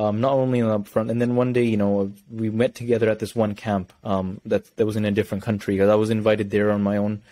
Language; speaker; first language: Punjabi; early bilingual, heritage; Punjabi